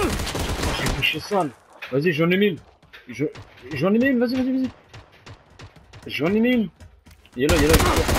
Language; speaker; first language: French; native; French